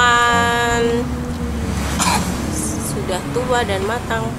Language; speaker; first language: Indonesian; non-native, local second language; Javanese